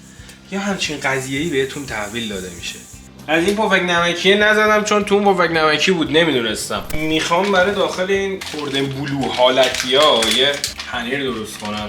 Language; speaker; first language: Persian; native; Persian